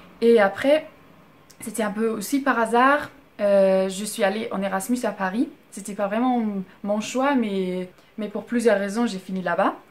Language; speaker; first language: French; non-native, fluent; German